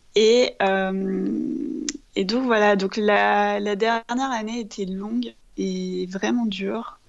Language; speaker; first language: French; native; French